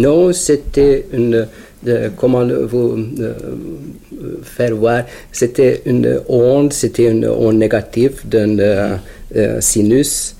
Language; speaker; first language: French; non-native, fluent; Hungarian